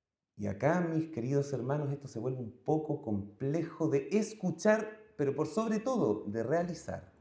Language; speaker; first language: Spanish; native; Spanish